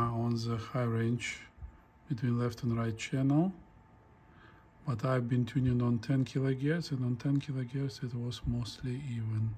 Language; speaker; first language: English; non-native, fluent; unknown